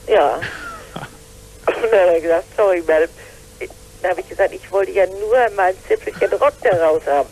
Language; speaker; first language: German; native; German